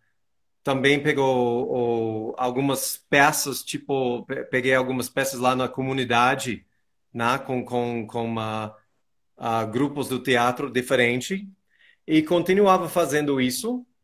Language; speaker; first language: Portuguese; non-native, fluent; English